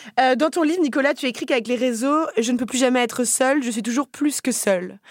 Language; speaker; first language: French; native; French